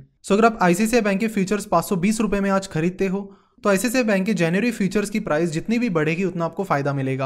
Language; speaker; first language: Hindi; non-native, local second language; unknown